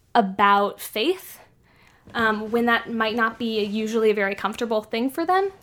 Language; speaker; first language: English; native; English